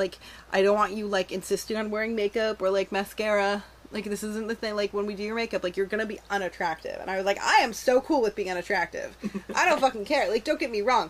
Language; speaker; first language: English; native; English